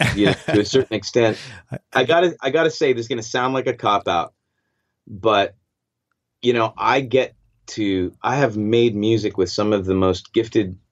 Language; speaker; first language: English; native; English